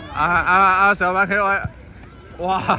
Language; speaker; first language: Chinese; native; Chinese